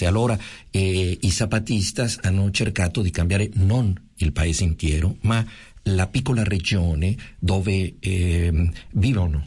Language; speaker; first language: Italian; non-native, fluent; Spanish